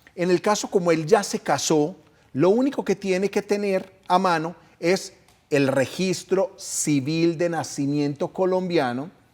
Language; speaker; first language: Spanish; native; Spanish